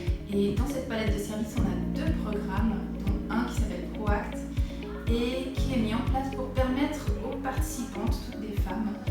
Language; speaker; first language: French; native; French